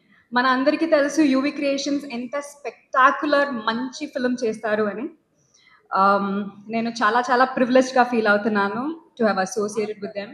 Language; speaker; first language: Telugu; non-native, learner; Malayalam